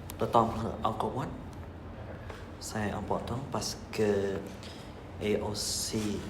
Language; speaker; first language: French; non-native, learner; Khmer